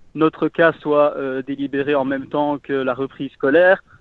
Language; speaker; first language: French; native; French